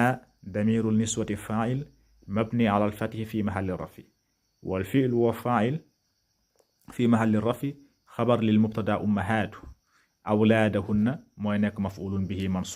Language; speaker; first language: Arabic; non-native, fluent; Wolof